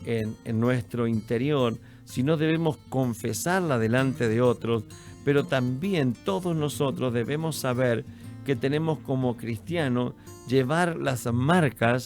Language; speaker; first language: Spanish; native; Spanish